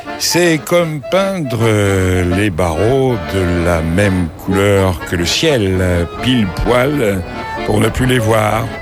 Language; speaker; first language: French; native; French